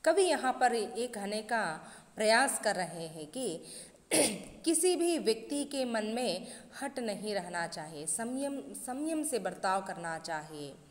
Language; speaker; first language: Hindi; non-native, local second language; Kannada